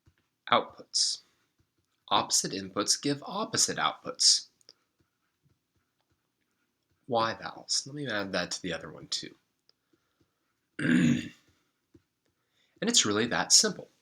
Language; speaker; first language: English; native; English